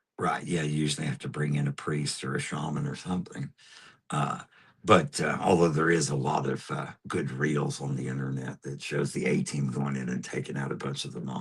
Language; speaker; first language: English; native; English